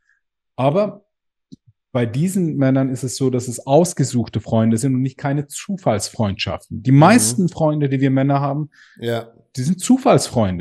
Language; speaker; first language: German; native; German